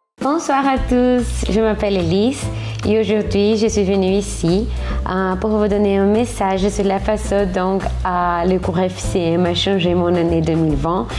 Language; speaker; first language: French; non-native, learner; Portuguese